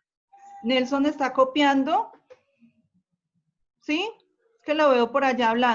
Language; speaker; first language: Spanish; native; Spanish